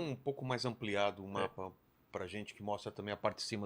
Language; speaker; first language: Portuguese; native; Portuguese